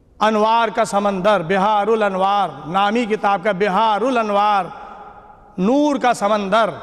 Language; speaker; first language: Urdu; native; Urdu